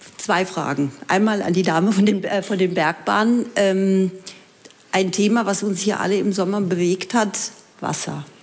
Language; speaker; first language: German; native; German